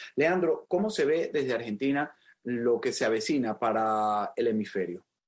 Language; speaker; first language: Spanish; native; Spanish